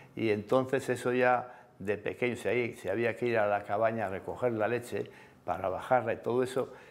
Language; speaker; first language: Spanish; native; Spanish